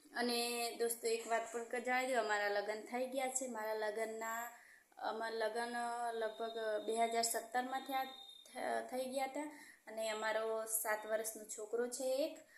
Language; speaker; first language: Gujarati; native; Gujarati